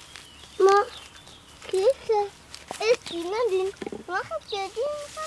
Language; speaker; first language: Dutch; early bilingual, heritage; Dutch